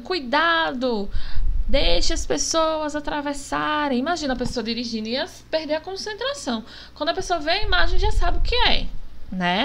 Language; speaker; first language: Portuguese; native; Portuguese